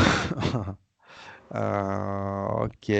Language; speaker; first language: English; non-native, learner; Russian